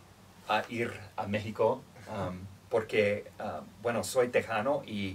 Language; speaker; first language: Spanish; non-native, fluent; English